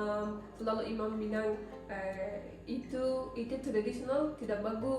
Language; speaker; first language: Indonesian; non-native, learner; Turkish